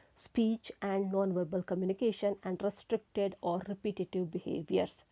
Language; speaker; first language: English; non-native, local second language; Kannada